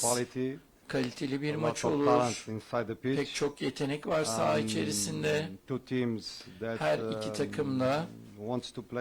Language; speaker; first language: Turkish; non-native, learner; Portuguese